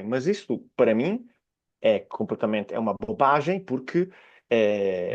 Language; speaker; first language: Portuguese; non-native, fluent; Italian